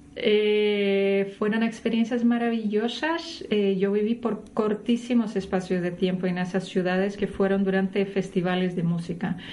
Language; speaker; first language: Spanish; non-native, fluent; Portuguese